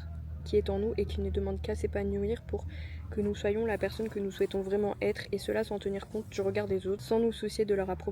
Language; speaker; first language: French; native; French